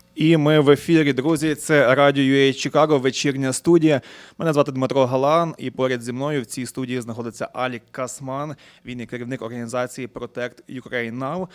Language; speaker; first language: Ukrainian; native; Ukrainian